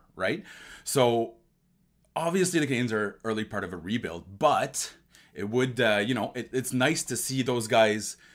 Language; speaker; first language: English; native; English